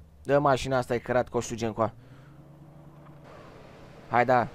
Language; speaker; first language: Romanian; native; Romanian